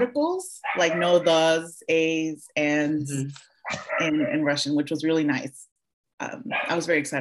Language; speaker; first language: English; early bilingual, other home language; Spanish